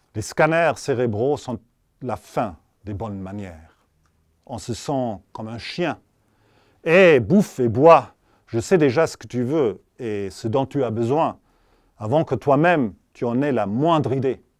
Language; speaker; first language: French; non-native, fluent; German